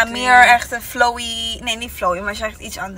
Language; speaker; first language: Dutch; non-native, learner; Italian